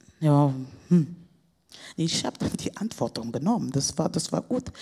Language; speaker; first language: German; non-native, fluent; Portuguese